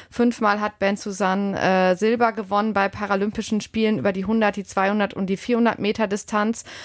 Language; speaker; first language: German; native; German